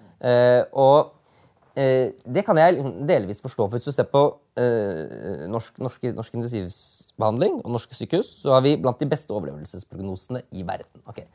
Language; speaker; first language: Norwegian; native; Norwegian